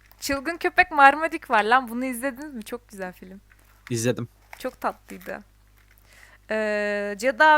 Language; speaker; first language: Turkish; native; Turkish